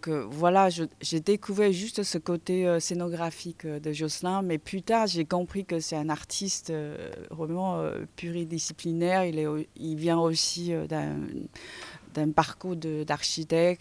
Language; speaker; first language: French; non-native, fluent; Chinese